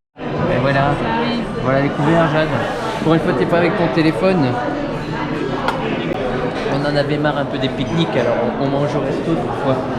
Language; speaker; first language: French; native; French